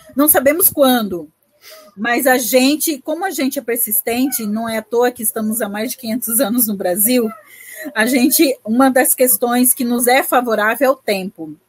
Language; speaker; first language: Portuguese; native; Portuguese